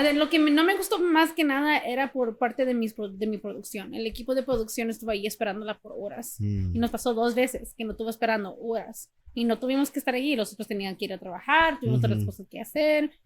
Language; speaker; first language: Spanish; early bilingual, heritage; Spanish